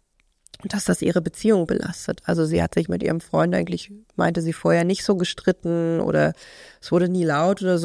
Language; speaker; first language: German; native; German